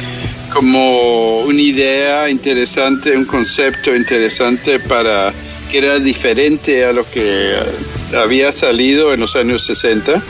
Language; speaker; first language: Spanish; early bilingual, heritage; English